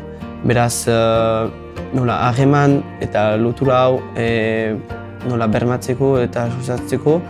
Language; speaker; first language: Basque; non-native, local second language; French